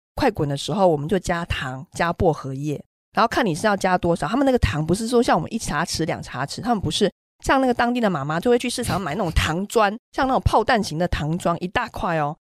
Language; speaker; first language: Chinese; native; Chinese